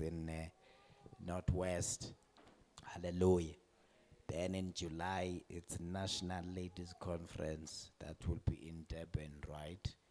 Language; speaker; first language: English; non-native, local second language; Xhosa